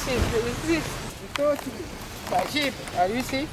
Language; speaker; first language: English; non-native, learner; French